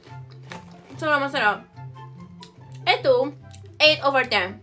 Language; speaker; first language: Filipino; non-native, learner; English